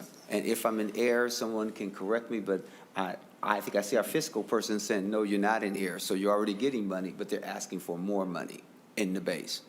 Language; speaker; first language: English; native; English